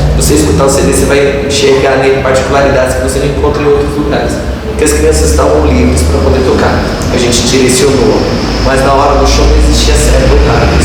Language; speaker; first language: Portuguese; native; Portuguese